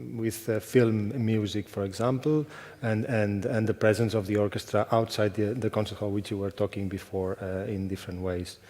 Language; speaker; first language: English; non-native, fluent; Catalan